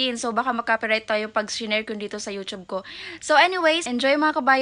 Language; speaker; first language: Filipino; native; Filipino